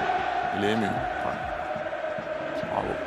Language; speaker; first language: French; native; French